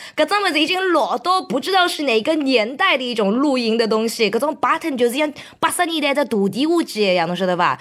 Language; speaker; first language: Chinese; native; Chinese